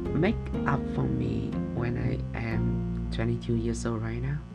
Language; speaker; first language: English; non-native, fluent; Vietnamese